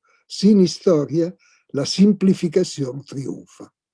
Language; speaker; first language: Spanish; non-native, fluent; Italian